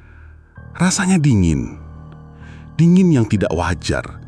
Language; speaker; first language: Indonesian; native; Indonesian